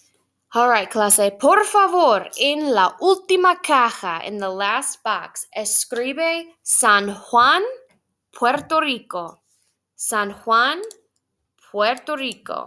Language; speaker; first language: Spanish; non-native, fluent; English